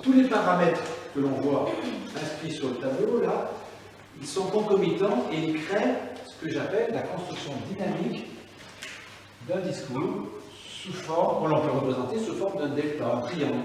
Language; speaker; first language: French; native; French